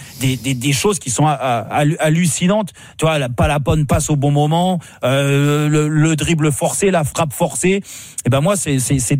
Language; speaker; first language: French; native; French